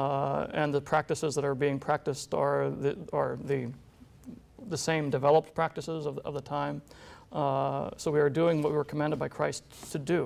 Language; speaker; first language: English; native; English